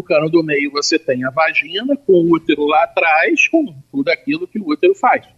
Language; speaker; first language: Portuguese; native; Portuguese